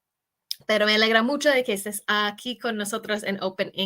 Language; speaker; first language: Spanish; non-native, fluent; English